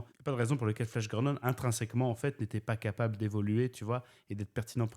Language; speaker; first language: French; native; French